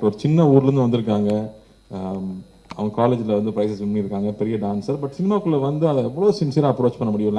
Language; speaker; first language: Tamil; native; Tamil